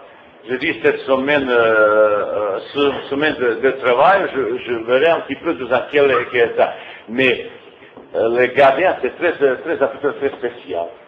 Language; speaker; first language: French; non-native, fluent; Bosnian